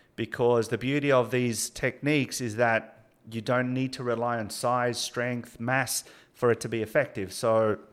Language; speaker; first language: English; early bilingual, other home language; Spanish